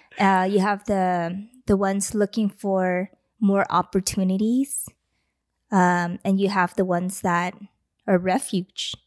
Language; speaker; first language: English; early bilingual, other home language; Vietnamese